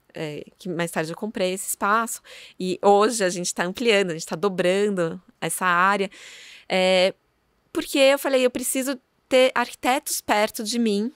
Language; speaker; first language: Portuguese; native; Portuguese